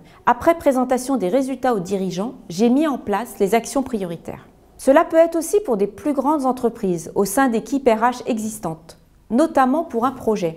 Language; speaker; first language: French; native; French